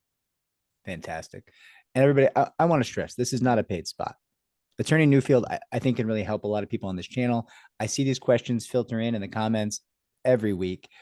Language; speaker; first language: English; native; English